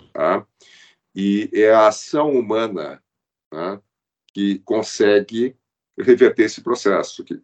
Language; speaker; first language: Portuguese; early bilingual, other home language; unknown